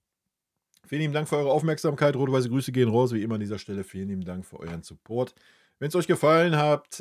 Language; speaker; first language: German; native; German